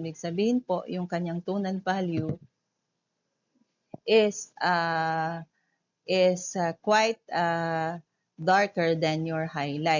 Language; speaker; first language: Filipino; native; Filipino